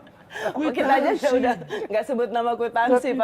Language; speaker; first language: Indonesian; native; Indonesian